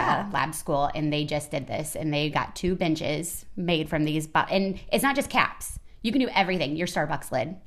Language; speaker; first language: English; native; English